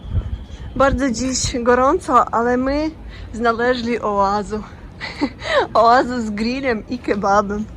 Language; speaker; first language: Polish; non-native, learner; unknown